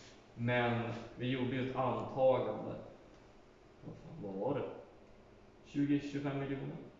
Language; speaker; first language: Swedish; native; Swedish